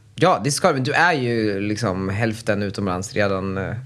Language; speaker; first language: Swedish; native; Swedish